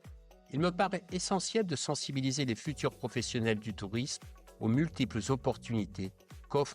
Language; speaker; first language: French; native; French